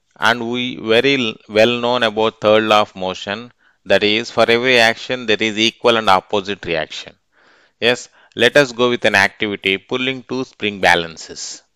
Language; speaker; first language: English; non-native, local second language; Telugu